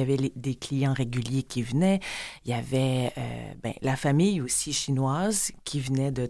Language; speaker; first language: French; native; French